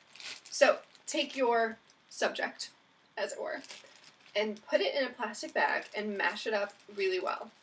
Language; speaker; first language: English; native; English